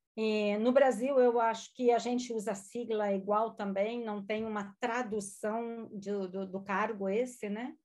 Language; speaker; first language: Portuguese; non-native, local second language; German